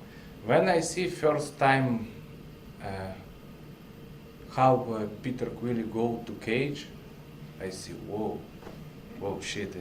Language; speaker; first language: English; non-native, learner; Russian